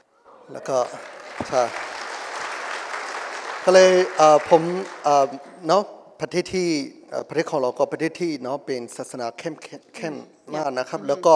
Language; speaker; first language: Thai; non-native, fluent; Burmese